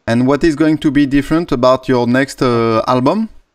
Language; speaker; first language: English; non-native, fluent; French